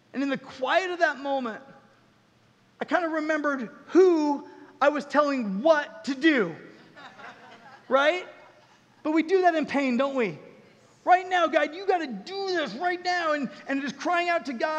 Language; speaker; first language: English; native; English